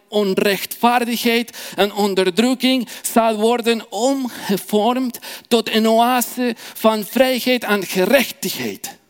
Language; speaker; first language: Dutch; non-native, fluent; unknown